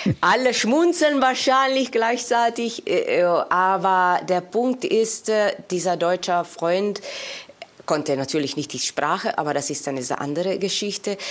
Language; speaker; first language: German; non-native, fluent; Italian